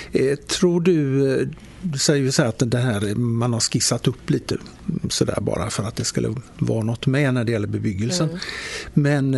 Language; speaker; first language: Swedish; native; Swedish